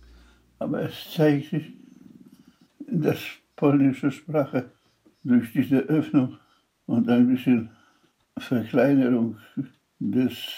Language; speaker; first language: German; non-native, fluent; Polish